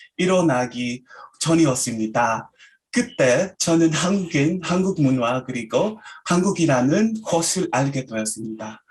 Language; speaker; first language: Korean; non-native, fluent; Samoan